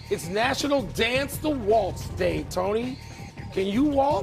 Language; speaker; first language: English; native; English